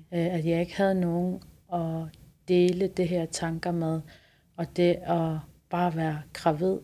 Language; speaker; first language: Danish; non-native, local second language; Kalaallisut